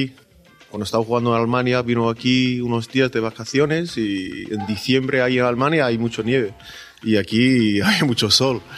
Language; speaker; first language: Spanish; non-native, fluent; English